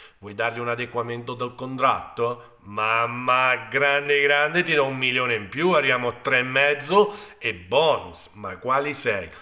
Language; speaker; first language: Italian; native; Italian